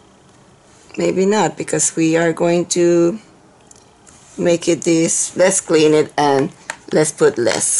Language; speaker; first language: English; non-native, fluent; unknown